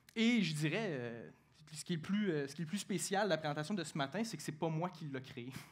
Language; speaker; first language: French; native; French